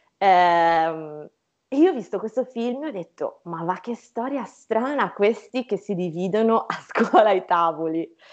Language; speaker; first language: Italian; native; Italian